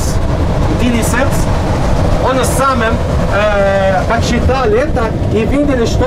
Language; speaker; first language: Russian; non-native, learner; Arabic